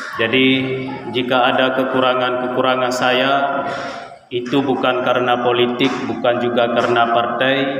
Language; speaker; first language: Malay; non-native, local second language; Achinese